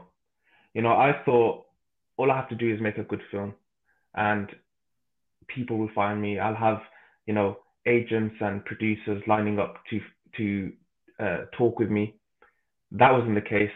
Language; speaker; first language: English; native; English